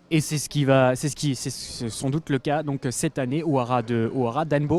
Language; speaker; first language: French; native; French